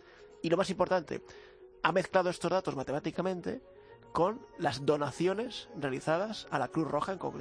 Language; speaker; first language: Spanish; native; Spanish